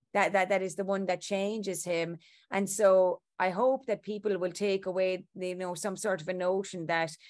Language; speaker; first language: English; native; English